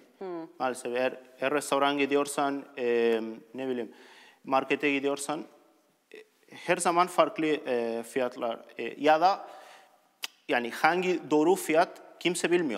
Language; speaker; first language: Turkish; non-native, learner; Spanish